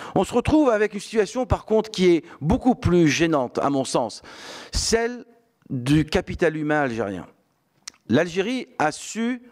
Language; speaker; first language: French; non-native, local second language; Arabic